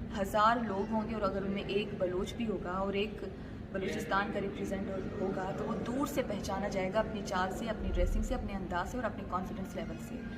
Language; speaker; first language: Urdu; non-native, local second language; Baluchi